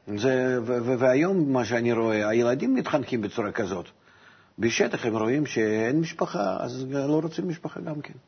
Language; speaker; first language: Hebrew; non-native, fluent; Russian